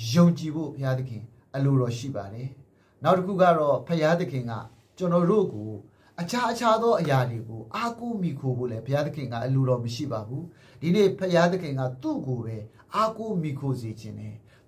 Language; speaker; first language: Burmese; non-native, local second language; S'gaw Karen